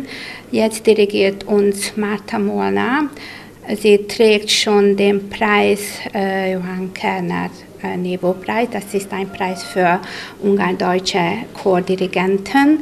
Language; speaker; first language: German; non-native, local second language; Hungarian